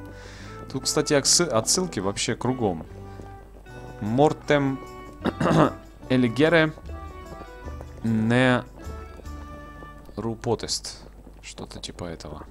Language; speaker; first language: Russian; native; Russian